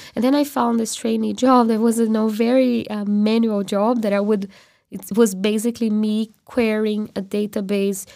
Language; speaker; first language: English; non-native, fluent; Portuguese